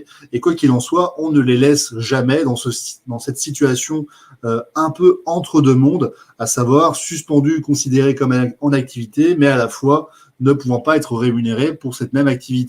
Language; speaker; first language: French; native; French